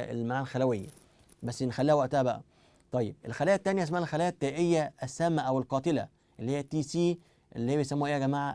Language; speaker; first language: Arabic; native; Arabic